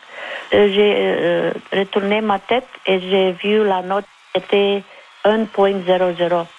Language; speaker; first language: French; non-native, fluent; Romanian